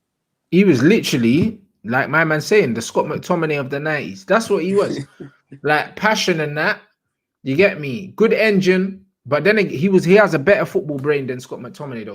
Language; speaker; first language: English; native; English